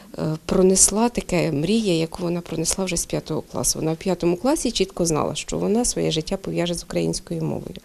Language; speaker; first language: Ukrainian; native; Ukrainian